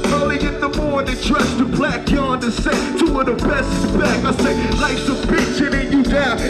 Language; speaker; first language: English; native; English